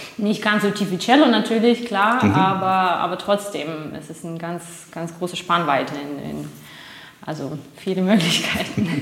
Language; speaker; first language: German; non-native, fluent; Russian